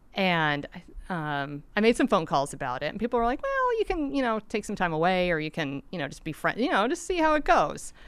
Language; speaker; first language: English; early bilingual, other home language; Norwegian